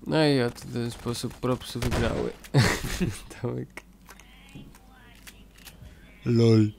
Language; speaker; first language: Polish; native; Polish